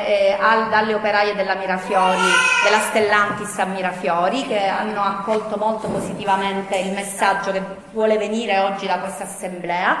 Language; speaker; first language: Italian; native; Italian